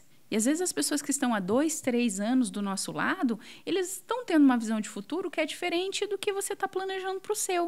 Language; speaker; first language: Portuguese; native; Portuguese